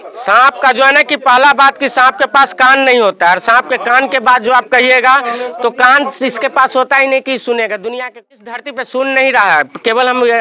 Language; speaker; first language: Hindi; native; Hindi